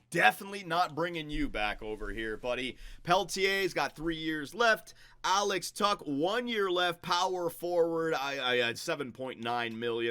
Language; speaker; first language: English; native; English